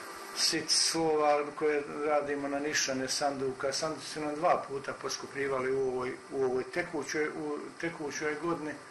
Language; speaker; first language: Croatian; native; Croatian